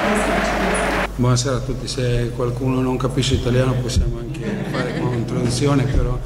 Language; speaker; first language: Italian; non-native, fluent; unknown